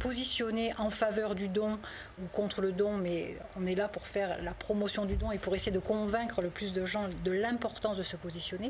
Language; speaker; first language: French; native; French